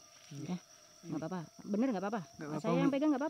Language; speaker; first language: Indonesian; native; Indonesian